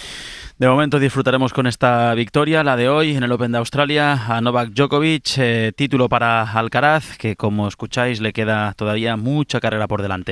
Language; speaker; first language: Spanish; native; Spanish